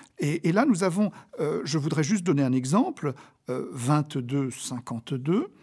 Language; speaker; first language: French; native; French